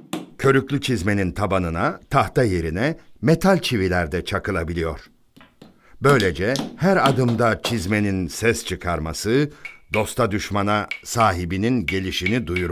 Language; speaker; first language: Turkish; native; Turkish